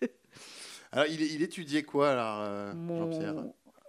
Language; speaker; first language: French; native; French